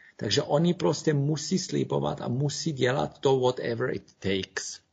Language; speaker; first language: Czech; non-native, fluent; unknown